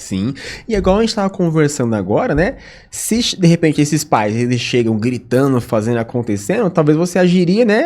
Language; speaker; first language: Portuguese; native; Portuguese